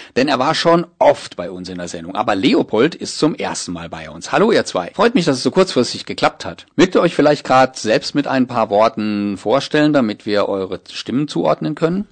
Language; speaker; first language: German; native; German